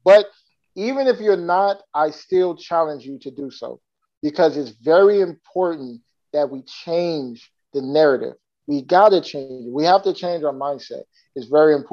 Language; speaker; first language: English; native; English